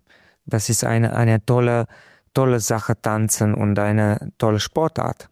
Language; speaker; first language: German; non-native, local second language; Hungarian